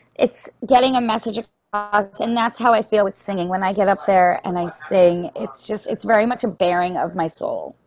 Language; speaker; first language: English; native; English